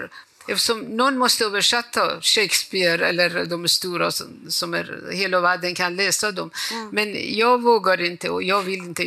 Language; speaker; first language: Swedish; non-native, fluent; Persian